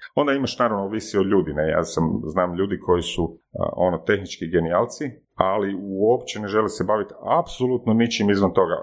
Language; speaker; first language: Croatian; native; Croatian